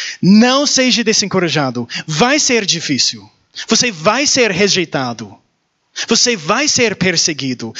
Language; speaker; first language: Portuguese; non-native, learner; English